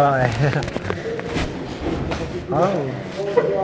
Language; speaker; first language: French; non-native, learner; Uzbek